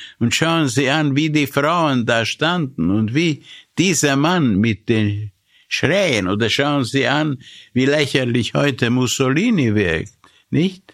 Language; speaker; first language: German; non-native, fluent; Hungarian